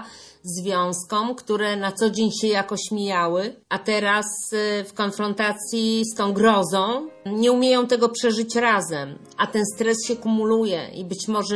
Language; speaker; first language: Polish; native; Polish